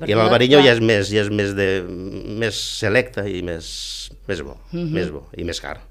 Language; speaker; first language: Catalan; early bilingual, other home language; Galician